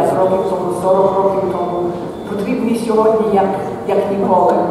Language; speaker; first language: Ukrainian; early bilingual, heritage; Ukrainian